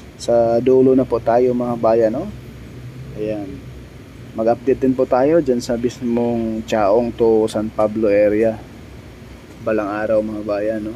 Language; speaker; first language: Filipino; native; Filipino